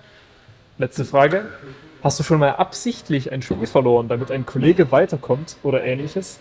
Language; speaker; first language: German; native; German